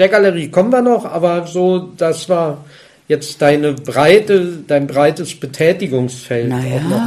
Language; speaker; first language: German; native; German